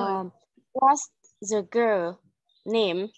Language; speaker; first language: English; non-native, learner; Vietnamese